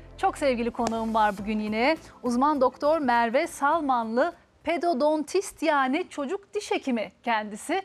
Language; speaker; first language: Turkish; early bilingual, heritage; Turkish